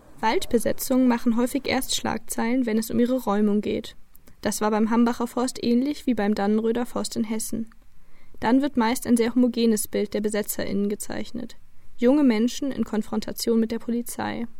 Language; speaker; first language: German; native; German